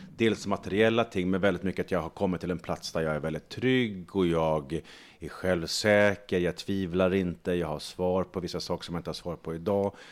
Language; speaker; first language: Swedish; native; Swedish